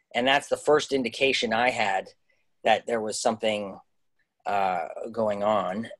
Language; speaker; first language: English; native; English